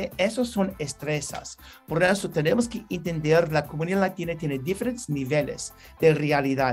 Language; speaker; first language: Spanish; non-native, learner; English